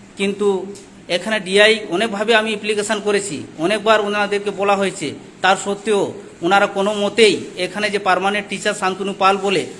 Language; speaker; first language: Bangla; non-native, local second language; Santali